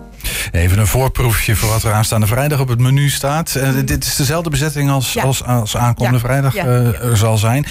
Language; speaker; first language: Dutch; native; Dutch